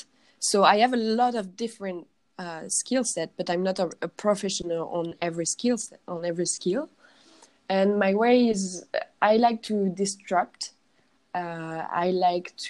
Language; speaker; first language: English; non-native, fluent; French